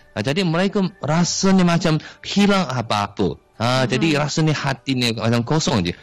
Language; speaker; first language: Malay; non-native, fluent; Chinese